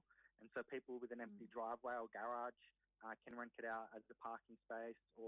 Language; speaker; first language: English; native; English